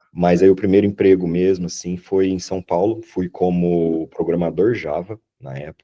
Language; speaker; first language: Portuguese; native; Portuguese